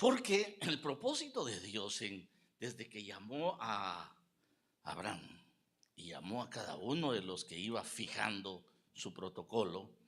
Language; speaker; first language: Spanish; native; Spanish